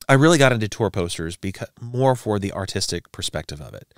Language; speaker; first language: English; native; English